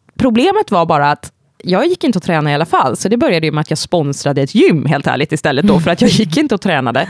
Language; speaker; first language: Swedish; native; Swedish